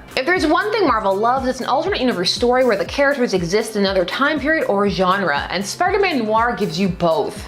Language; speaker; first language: English; native; English